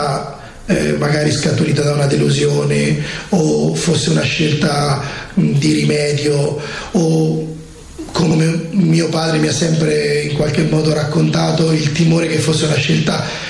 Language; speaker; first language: Italian; native; Italian